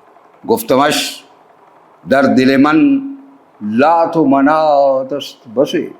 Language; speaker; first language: Persian; non-native, fluent; Urdu